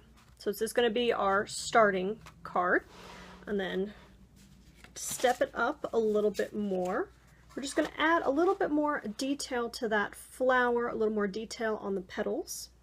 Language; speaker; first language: English; native; English